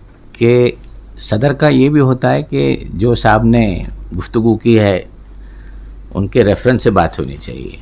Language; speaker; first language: Hindi; native; Hindi